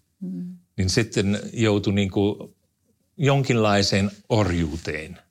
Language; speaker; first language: Finnish; non-native, fluent; English